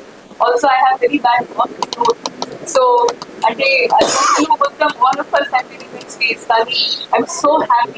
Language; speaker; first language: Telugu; non-native, learner; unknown